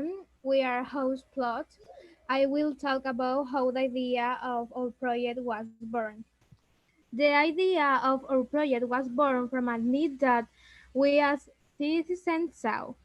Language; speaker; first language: English; non-native, learner; Spanish